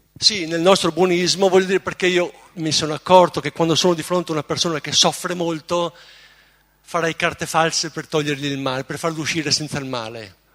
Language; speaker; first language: Italian; native; Italian